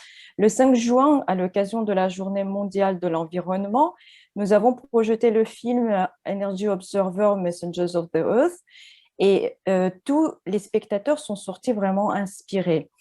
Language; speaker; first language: French; non-native, fluent; Russian